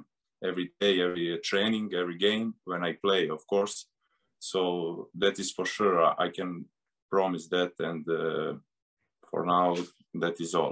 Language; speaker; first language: English; non-native, learner; Serbian